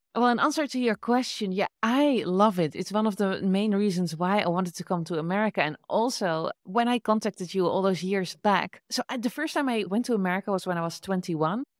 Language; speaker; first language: English; non-native, fluent; Dutch